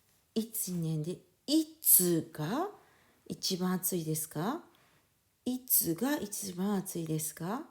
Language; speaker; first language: Japanese; non-native, fluent; French